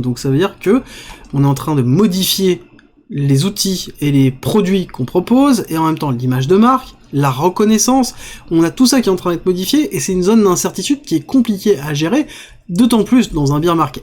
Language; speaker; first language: French; native; French